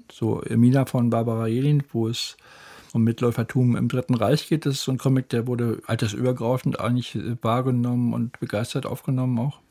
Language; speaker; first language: German; native; German